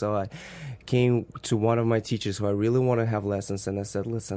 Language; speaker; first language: English; non-native, fluent; Russian